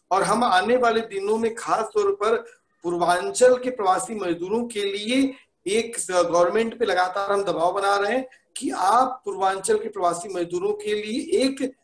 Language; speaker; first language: Hindi; native; Hindi